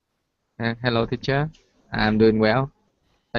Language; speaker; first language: English; non-native, learner; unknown